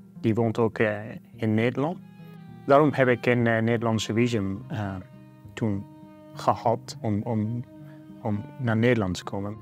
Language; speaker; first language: Dutch; non-native, fluent; Persian